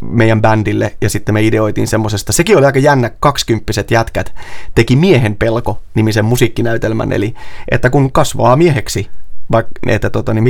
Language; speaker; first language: Finnish; native; Finnish